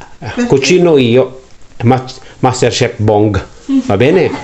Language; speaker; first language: Italian; non-native, learner; Filipino